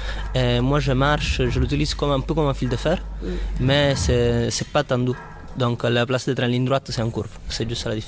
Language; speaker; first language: French; non-native, fluent; Italian